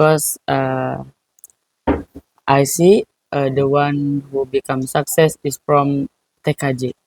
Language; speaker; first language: English; non-native, learner; Indonesian